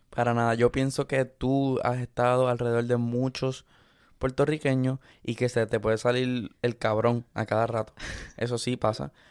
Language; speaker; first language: Spanish; early bilingual, other home language; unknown